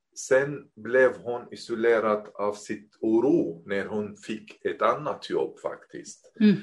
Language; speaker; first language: Swedish; non-native, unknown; Arabic